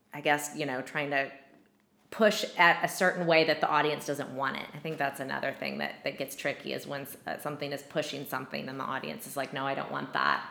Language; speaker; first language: English; native; English